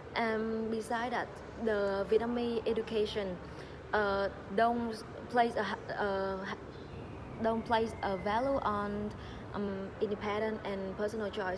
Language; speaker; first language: English; non-native, learner; Vietnamese